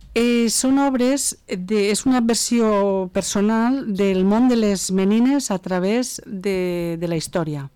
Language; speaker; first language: Catalan; native; Catalan